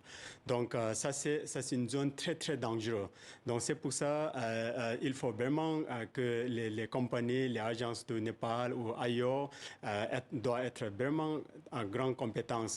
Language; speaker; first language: French; non-native, fluent; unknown